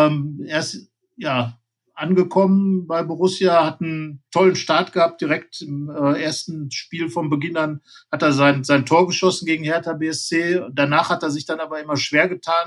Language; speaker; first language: German; native; German